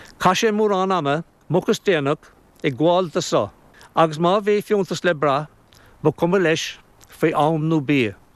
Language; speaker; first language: Irish; native; Irish